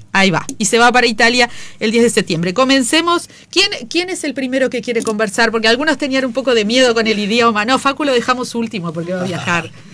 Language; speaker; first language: Spanish; native; Spanish